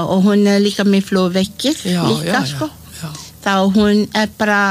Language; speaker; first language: Icelandic; non-native, learner; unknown